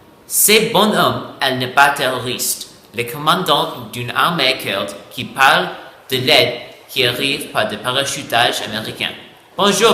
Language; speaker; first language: French; non-native, learner; English